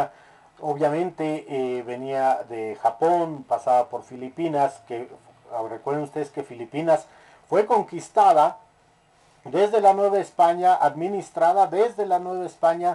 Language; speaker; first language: Spanish; native; Spanish